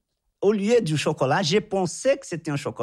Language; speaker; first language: French; non-native, fluent; Portuguese